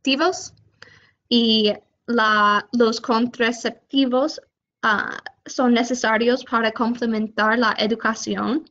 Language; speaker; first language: Spanish; non-native, fluent; English